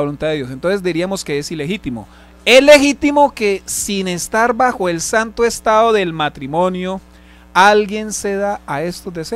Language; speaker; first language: Spanish; native; Spanish